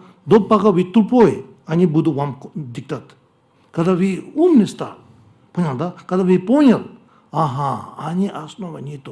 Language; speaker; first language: Russian; non-native, learner; Tibetan